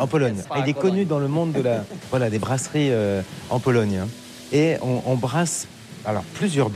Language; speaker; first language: French; native; French